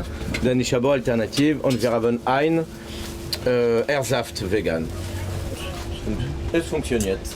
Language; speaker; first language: German; non-native, learner; French